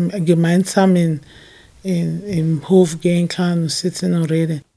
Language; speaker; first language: German; non-native, fluent; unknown